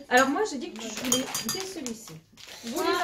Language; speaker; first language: French; native; French